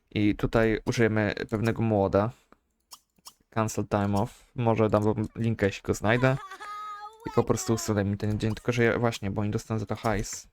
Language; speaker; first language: Polish; native; Polish